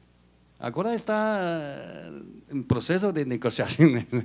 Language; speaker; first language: Portuguese; non-native, learner; Chinese